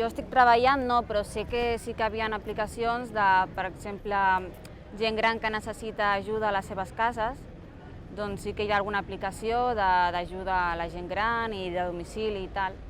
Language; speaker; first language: Catalan; non-native, local second language; Spanish